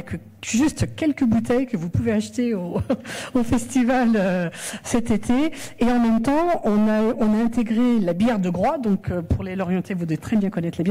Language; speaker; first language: French; native; French